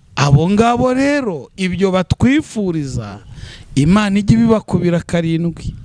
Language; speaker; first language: Kinyarwanda; native; Kinyarwanda